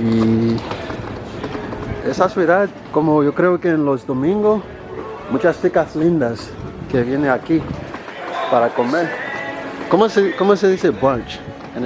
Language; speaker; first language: Spanish; non-native, learner; Haitian Creole